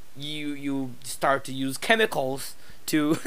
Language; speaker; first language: English; non-native, fluent; Portuguese